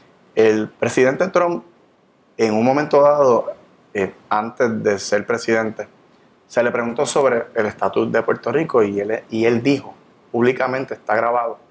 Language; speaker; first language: Spanish; native; Spanish